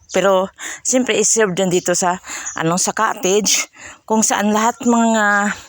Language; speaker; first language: Filipino; native; Filipino